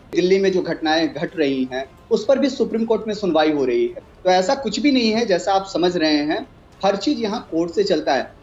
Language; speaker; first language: Hindi; native; Hindi